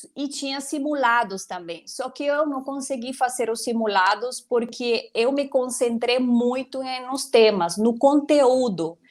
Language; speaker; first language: Portuguese; non-native, fluent; Spanish